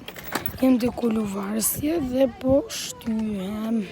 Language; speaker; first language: Albanian; early bilingual, heritage; Albanian